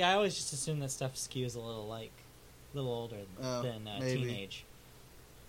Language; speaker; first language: English; native; English